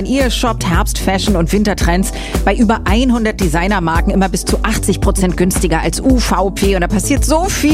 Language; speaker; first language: German; native; German